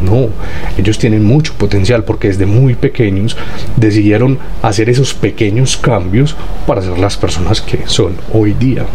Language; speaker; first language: Spanish; native; Spanish